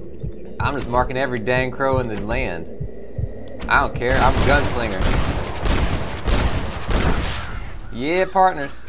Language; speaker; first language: English; native; English